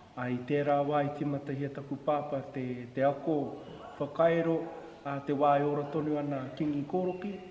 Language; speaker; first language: Māori; native; Māori